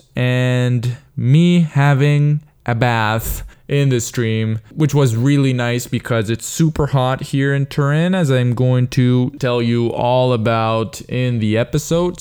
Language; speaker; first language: English; non-native, fluent; Italian